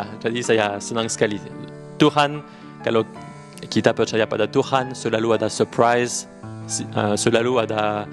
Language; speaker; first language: Indonesian; non-native, learner; French